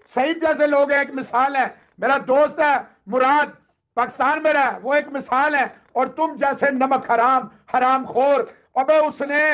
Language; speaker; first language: Urdu; native; Urdu